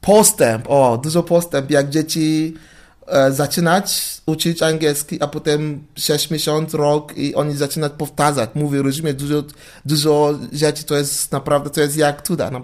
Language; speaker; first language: Polish; non-native, learner; English